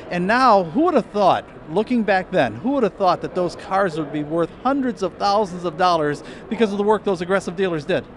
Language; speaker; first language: English; native; English